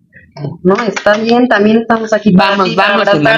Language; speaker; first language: Spanish; native; Spanish